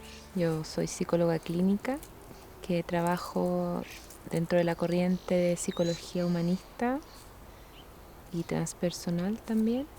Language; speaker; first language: Spanish; native; Spanish